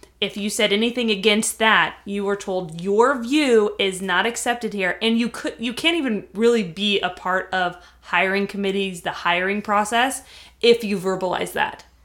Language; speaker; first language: English; native; English